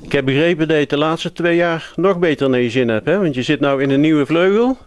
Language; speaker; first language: Dutch; native; Dutch